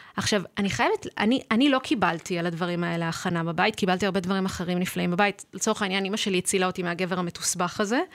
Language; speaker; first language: Hebrew; native; Hebrew